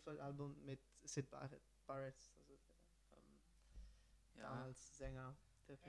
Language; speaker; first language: German; non-native, fluent; Italian